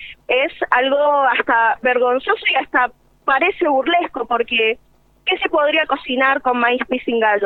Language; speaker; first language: Spanish; native; Spanish